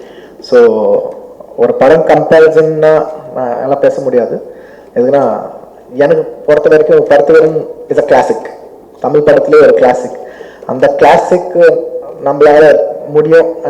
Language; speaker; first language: Tamil; non-native, local second language; Telugu